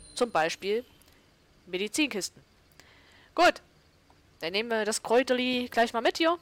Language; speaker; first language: German; native; German